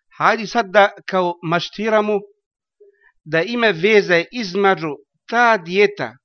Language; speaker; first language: Croatian; non-native, learner; Arabic